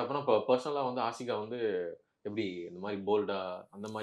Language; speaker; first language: Tamil; native; Tamil